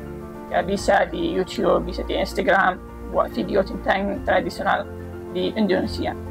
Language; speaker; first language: Indonesian; non-native, learner; Arabic